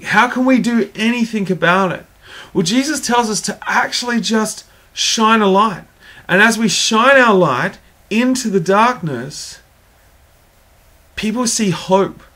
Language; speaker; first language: English; native; English